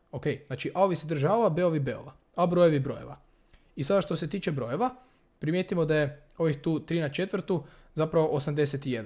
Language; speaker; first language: Croatian; native; Croatian